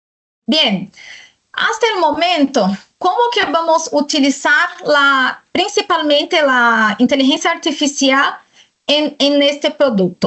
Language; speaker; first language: Spanish; non-native, fluent; Portuguese